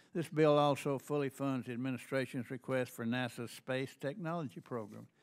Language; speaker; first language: English; native; English